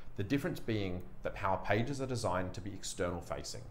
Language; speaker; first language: English; native; English